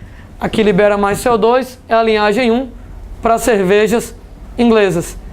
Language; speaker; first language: Portuguese; native; Portuguese